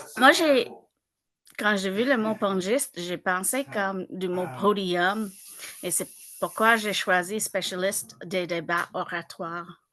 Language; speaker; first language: French; non-native, local second language; English